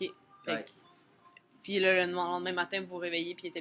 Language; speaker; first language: French; native; French